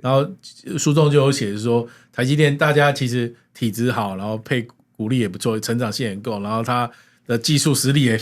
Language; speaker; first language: Chinese; native; Chinese